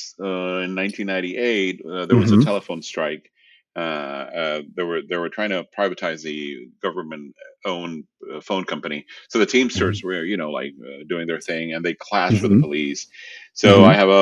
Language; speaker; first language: English; non-native, fluent; Spanish